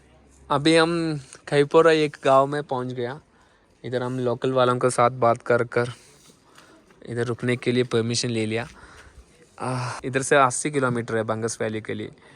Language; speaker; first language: Hindi; non-native, local second language; Malayalam